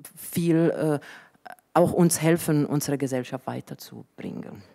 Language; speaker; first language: German; non-native, fluent; Italian